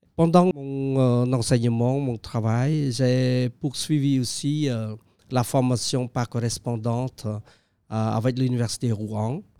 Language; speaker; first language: French; non-native, fluent; Khmer